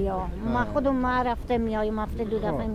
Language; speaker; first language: Persian; native; Persian